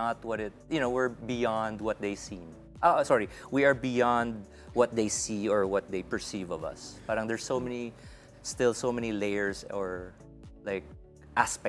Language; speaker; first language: English; non-native, local second language; Hiligaynon